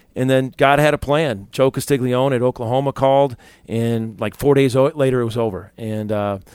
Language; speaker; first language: English; native; English